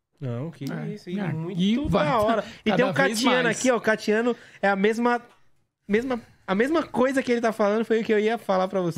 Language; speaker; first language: Portuguese; native; Portuguese